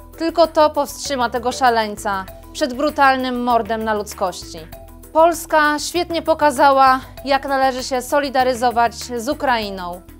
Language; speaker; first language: Polish; native; Polish